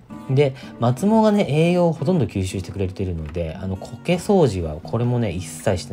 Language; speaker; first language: Japanese; native; Japanese